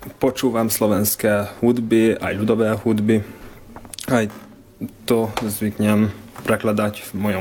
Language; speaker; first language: Slovak; non-native, learner; Hungarian